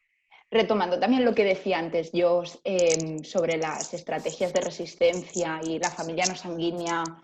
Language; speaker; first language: Spanish; early bilingual, other home language; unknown